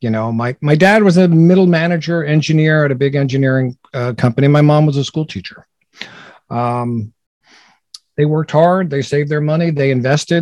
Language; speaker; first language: English; native; English